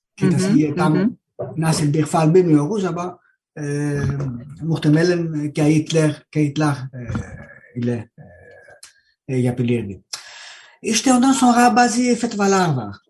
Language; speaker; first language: Turkish; non-native, learner; Greek